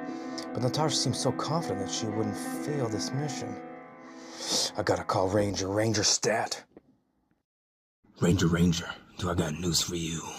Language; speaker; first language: English; native; English